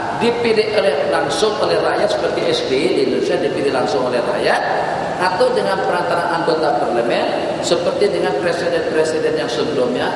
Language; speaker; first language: Indonesian; non-native, local second language; Banjar